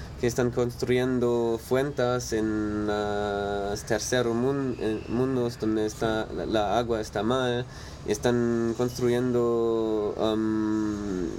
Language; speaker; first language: Spanish; non-native, learner; German